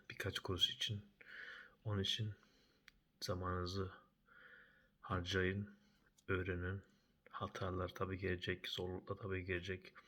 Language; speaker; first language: Turkish; early bilingual, heritage; Turkish